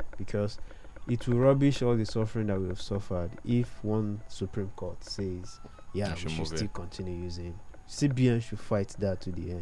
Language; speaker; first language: English; non-native, local second language; Yoruba